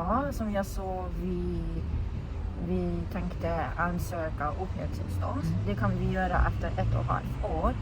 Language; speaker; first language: Swedish; non-native, fluent; Azerbaijani